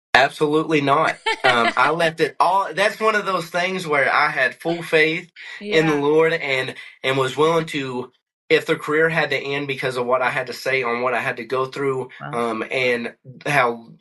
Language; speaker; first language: English; native; English